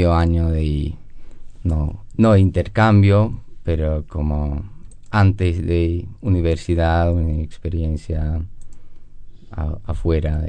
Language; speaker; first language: Spanish; non-native, learner; English